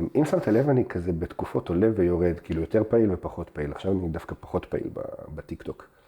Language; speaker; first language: Hebrew; early bilingual, other home language; Russian